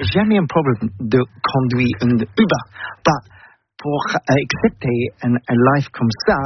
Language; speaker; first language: French; non-native, learner; English